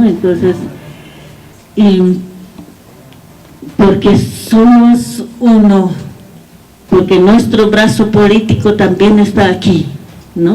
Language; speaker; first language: Spanish; non-native, local second language; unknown